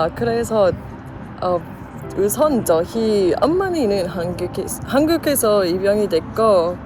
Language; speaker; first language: Korean; non-native, learner; English